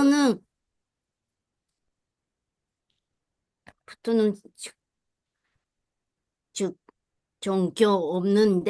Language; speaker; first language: Korean; non-native, learner; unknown